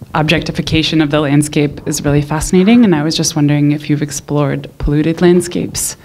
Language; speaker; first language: English; native; English